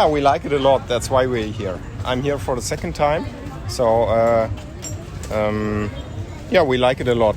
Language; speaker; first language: English; non-native, fluent; German